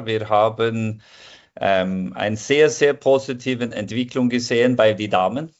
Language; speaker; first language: German; non-native, fluent; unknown